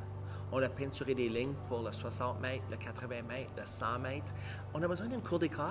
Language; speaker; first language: French; native; French